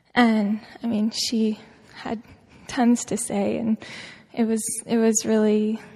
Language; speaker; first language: English; native; English